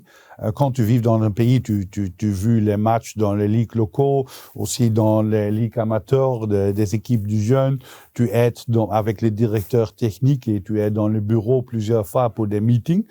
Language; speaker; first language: French; non-native, local second language; Dutch